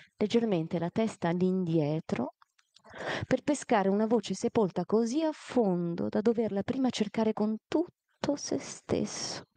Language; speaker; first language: Italian; early bilingual, other home language; Amharic